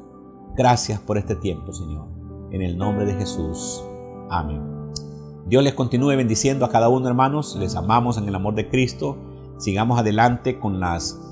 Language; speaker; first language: Spanish; native; Spanish